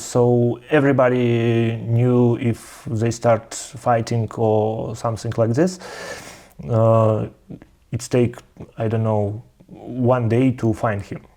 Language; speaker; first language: English; non-native, learner; Russian